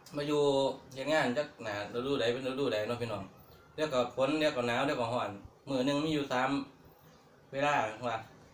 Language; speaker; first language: Thai; native; Thai